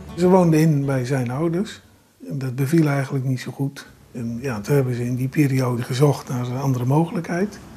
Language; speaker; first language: Dutch; native; Dutch